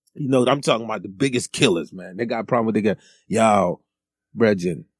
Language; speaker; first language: English; early bilingual, other home language; Haitian Creole